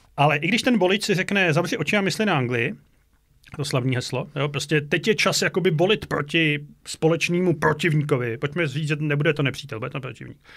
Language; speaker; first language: Czech; native; Czech